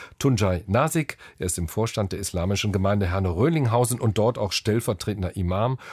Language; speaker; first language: German; native; German